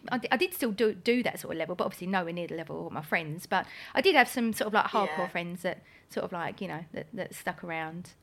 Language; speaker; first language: English; native; English